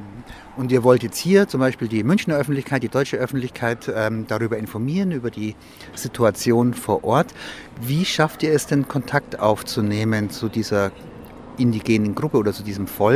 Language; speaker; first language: German; native; German